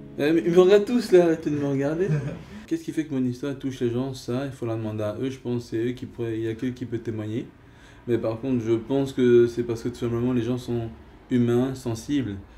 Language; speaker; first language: French; early bilingual, other home language; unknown